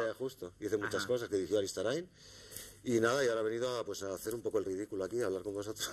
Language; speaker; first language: Spanish; native; Spanish